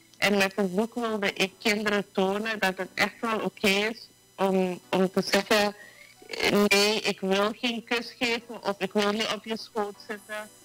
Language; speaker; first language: Dutch; native; Dutch